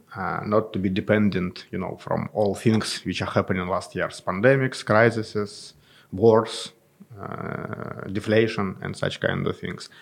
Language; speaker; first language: English; non-native, fluent; Russian